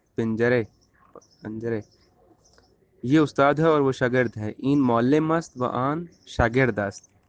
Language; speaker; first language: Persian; non-native, fluent; Urdu